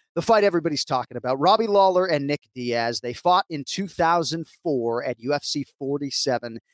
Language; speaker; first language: English; native; English